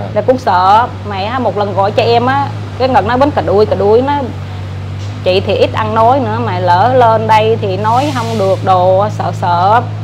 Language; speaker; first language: Vietnamese; non-native, local second language; Eastern Cham